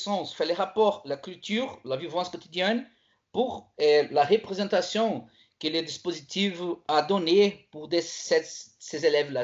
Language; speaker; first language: French; non-native, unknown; Portuguese